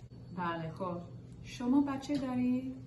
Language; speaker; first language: Persian; non-native, learner; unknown